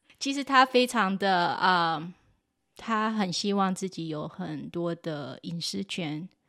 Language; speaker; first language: Chinese; early bilingual, heritage; Chinese